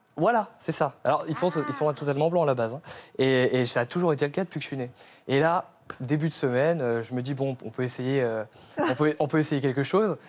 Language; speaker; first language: French; native; French